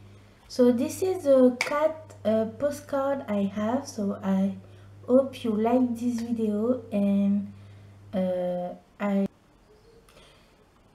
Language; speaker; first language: English; non-native, learner; French